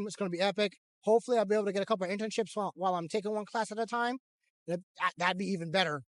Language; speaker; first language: English; native; English